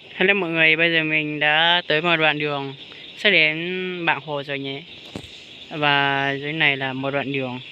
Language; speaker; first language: Vietnamese; non-native, local second language; Hmong